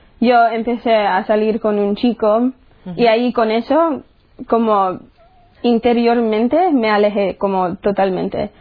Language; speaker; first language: Spanish; early bilingual, heritage; English